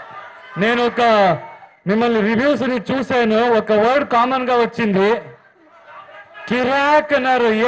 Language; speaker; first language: Telugu; non-native, learner; Kannada